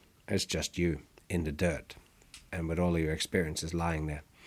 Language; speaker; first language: English; non-native, fluent; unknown